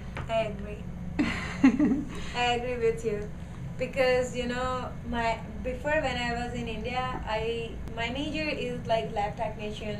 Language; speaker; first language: English; non-native, learner; Gujarati